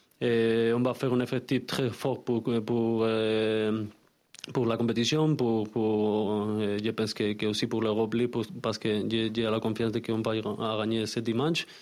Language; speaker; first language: French; non-native, learner; Spanish